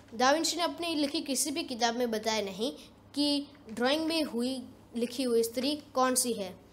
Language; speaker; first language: Hindi; non-native, local second language; Gujarati